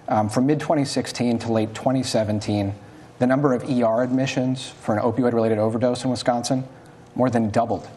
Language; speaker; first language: English; native; English